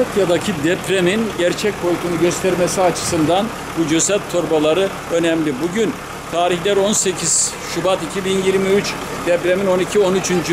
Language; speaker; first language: Turkish; native; Turkish